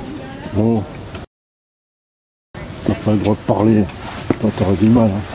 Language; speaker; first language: French; native; French